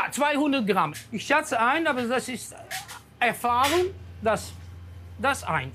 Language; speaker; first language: German; non-native, learner; Dutch